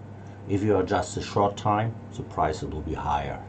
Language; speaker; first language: English; non-native, learner; German